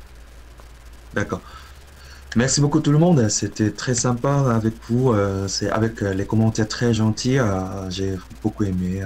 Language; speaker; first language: French; non-native, learner; Korean